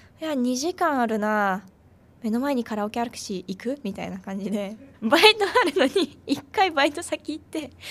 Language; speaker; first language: Japanese; native; Japanese